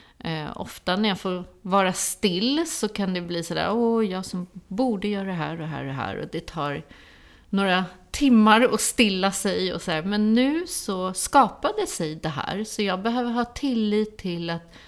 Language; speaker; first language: Swedish; early bilingual, other home language; Polish